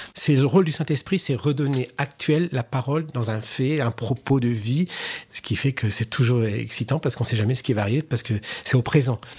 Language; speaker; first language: French; native; French